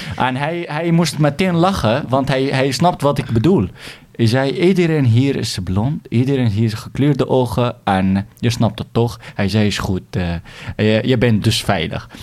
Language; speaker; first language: Dutch; non-native, fluent; Arabic